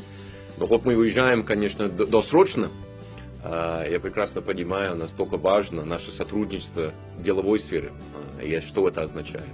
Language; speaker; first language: Russian; non-native, fluent; English